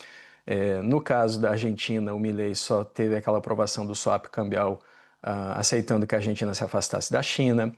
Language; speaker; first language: Portuguese; native; Portuguese